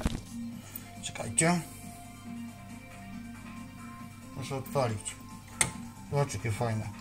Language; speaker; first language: Polish; native; Polish